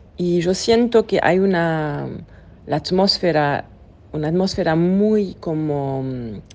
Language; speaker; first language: Spanish; non-native, fluent; French